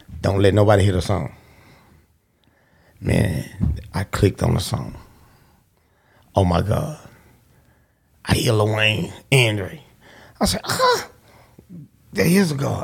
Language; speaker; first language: English; native; English